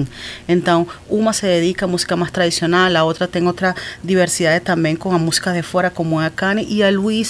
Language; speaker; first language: Portuguese; non-native, fluent; Spanish